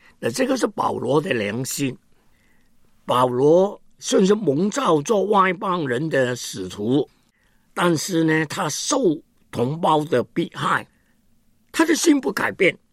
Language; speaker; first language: Chinese; non-native, local second language; Cantonese